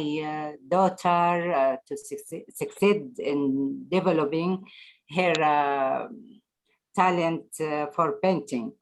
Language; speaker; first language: English; non-native, learner; Arabic